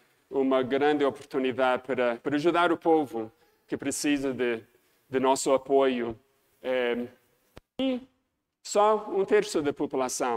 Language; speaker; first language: Portuguese; non-native, fluent; English